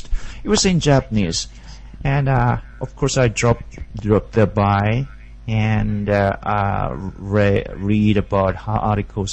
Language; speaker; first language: English; non-native, learner; Japanese